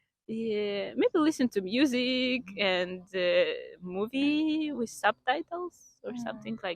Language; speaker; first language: English; non-native, fluent; Ukrainian